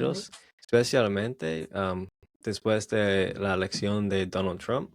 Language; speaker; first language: Spanish; non-native, learner; English